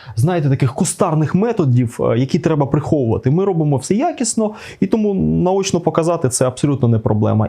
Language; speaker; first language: Ukrainian; native; Ukrainian